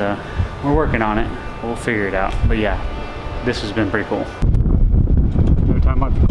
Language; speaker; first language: English; native; English